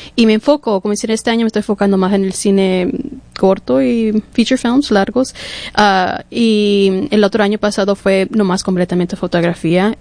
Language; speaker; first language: Spanish; early bilingual, heritage; English